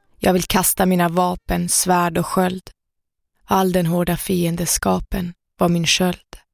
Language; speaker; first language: Swedish; early bilingual, other home language; Persian